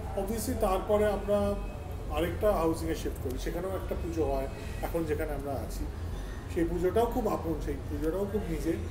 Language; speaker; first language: Bangla; native; Bangla